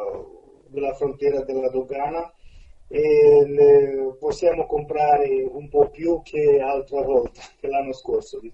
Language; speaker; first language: Italian; non-native, fluent; Romanian